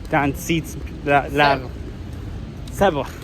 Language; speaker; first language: French; non-native, learner; English